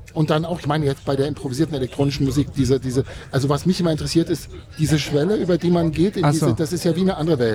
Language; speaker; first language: German; native; German